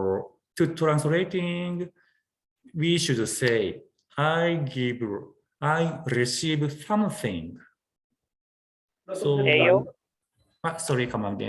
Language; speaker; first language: English; non-native, learner; Japanese